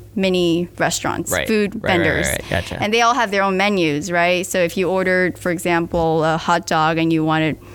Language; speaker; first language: English; native; English